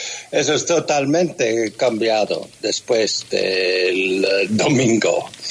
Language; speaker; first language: Spanish; non-native, learner; Estonian